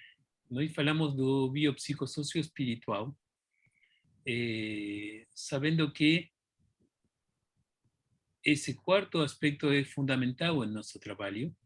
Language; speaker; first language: Portuguese; non-native, fluent; Spanish